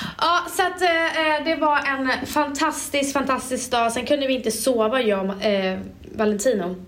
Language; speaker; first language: Swedish; early bilingual, other home language; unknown